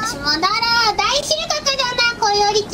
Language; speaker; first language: Japanese; native; Japanese